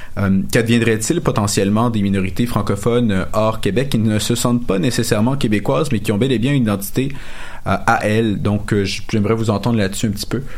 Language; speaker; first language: French; native; French